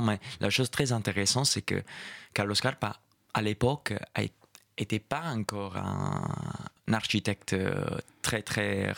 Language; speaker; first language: French; non-native, fluent; Italian